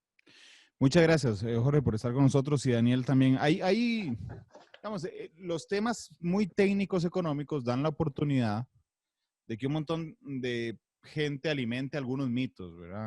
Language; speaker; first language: Spanish; native; Spanish